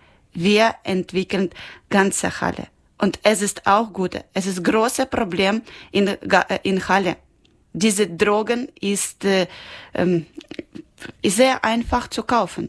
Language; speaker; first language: German; non-native, learner; Ukrainian